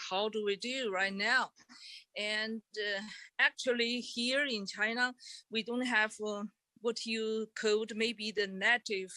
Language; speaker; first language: English; non-native, learner; Chinese